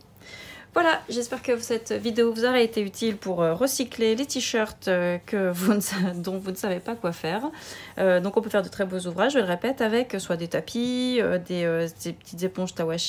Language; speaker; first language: French; native; French